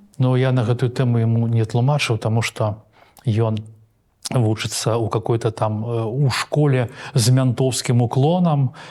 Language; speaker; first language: Belarusian; non-native, local second language; Russian